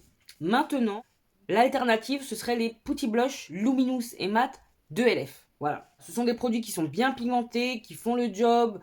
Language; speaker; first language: French; native; French